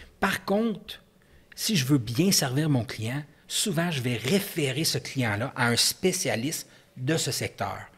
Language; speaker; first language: French; native; French